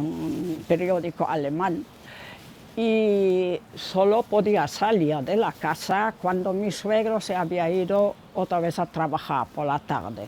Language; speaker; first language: Spanish; non-native, fluent; German